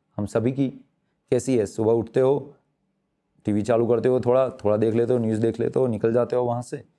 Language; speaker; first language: Hindi; non-native, local second language; Gujarati